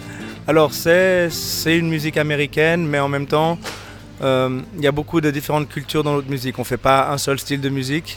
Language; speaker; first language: French; native; French